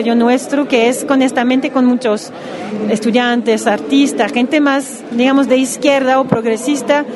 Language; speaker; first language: Spanish; non-native, fluent; English